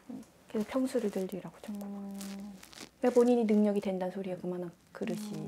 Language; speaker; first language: Korean; native; Korean